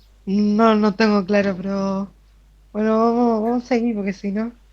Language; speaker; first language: Spanish; native; Spanish